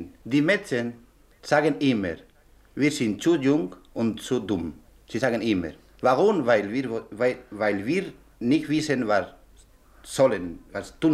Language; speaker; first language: German; non-native, learner; Spanish